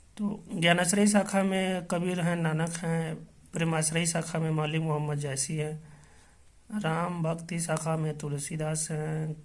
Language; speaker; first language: Hindi; native; Hindi